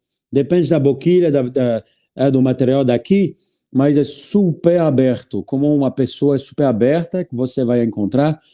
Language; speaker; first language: Portuguese; non-native, learner; French